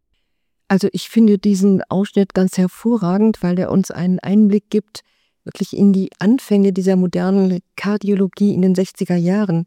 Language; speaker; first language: German; native; German